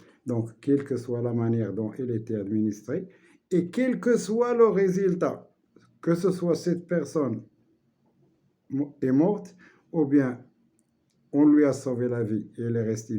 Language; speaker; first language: French; non-native, local second language; Arabic